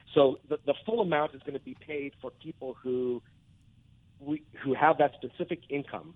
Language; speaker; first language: English; native; English